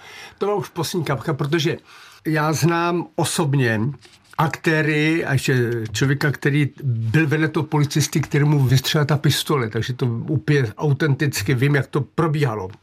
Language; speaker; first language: Czech; native; Czech